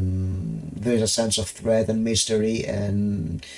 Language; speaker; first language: English; non-native, fluent; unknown